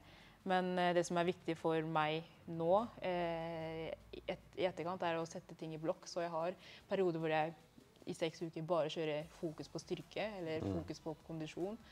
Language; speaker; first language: Norwegian; early bilingual, other home language; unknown